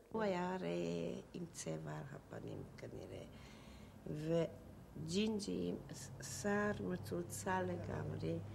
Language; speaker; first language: Hebrew; non-native, fluent; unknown